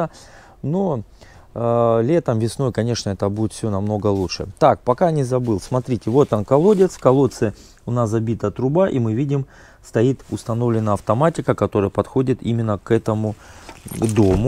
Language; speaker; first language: Russian; native; Russian